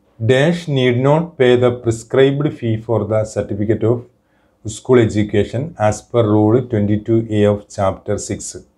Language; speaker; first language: English; non-native, local second language; Malayalam